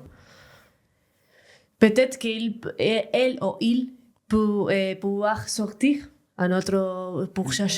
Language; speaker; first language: French; non-native, learner; Spanish